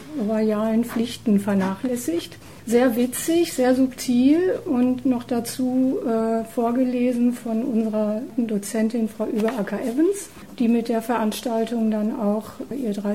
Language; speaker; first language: German; native; German